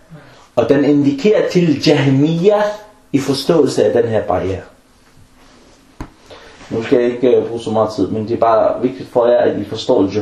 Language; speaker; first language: Danish; non-native, fluent; Arabic